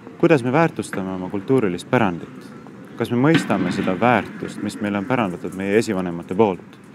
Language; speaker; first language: Estonian; native; Estonian